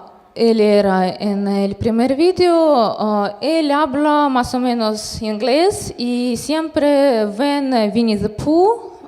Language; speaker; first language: Spanish; non-native, fluent; Russian